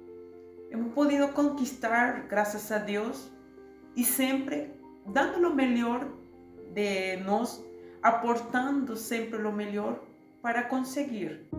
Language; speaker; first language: Portuguese; non-native, learner; Spanish